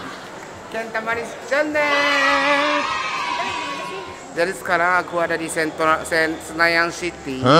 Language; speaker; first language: Indonesian; non-native, fluent; Japanese